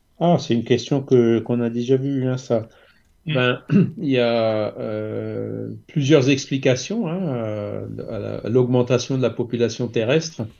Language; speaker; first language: French; native; French